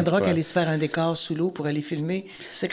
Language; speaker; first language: French; native; French